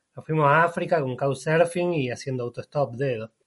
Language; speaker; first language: Spanish; native; Spanish